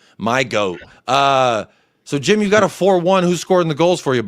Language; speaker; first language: English; native; English